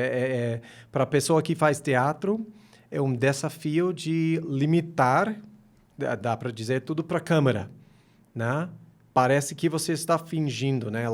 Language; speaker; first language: Portuguese; non-native, fluent; English